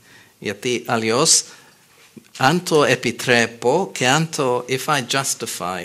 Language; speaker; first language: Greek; non-native, fluent; English